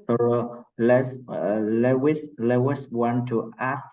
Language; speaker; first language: English; non-native, learner; Vietnamese